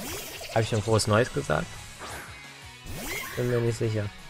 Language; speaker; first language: German; native; German